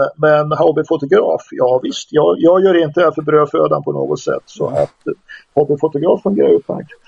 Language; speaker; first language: Swedish; native; Swedish